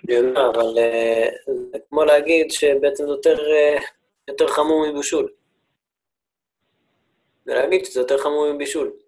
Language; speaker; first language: Hebrew; native; Hebrew